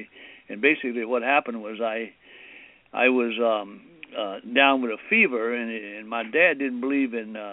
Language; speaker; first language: English; early bilingual, other home language; Cantonese